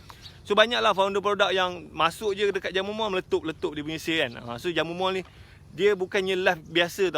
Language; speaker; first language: Malay; native; Malay